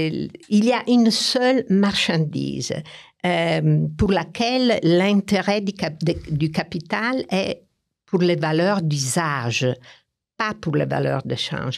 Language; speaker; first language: French; non-native, fluent; Italian